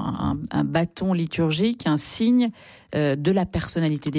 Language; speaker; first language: French; native; French